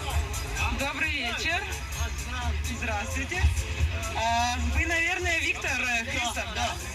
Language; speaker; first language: Russian; non-native, fluent; Lithuanian